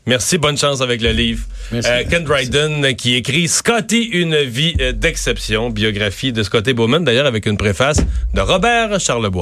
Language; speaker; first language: French; native; French